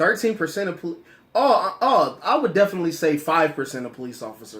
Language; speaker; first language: English; native; English